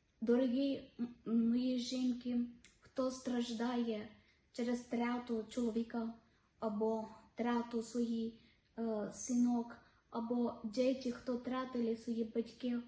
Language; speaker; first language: Ukrainian; non-native, learner; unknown